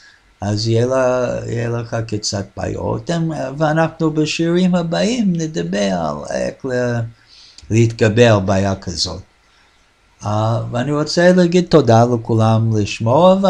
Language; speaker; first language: Hebrew; non-native, fluent; English